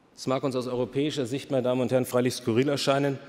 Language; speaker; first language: German; native; German